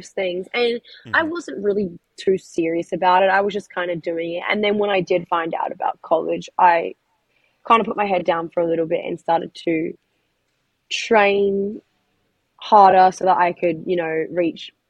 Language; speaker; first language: English; native; English